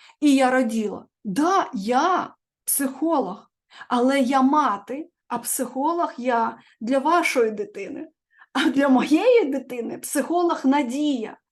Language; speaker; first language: Ukrainian; non-native, local second language; Russian